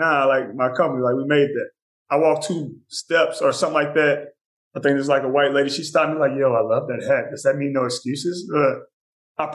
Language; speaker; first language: English; native; English